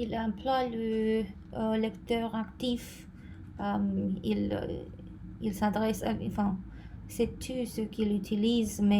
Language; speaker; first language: French; non-native, fluent; Romanian